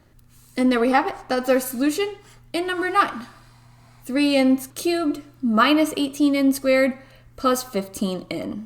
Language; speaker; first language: English; native; English